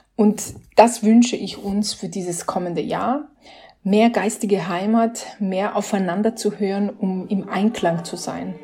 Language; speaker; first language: German; non-native, fluent; Slovenian